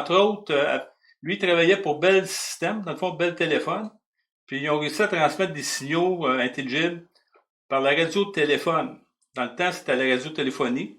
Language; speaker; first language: French; native; French